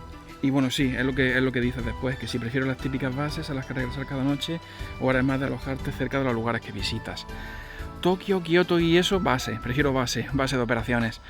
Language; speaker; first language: Spanish; native; Spanish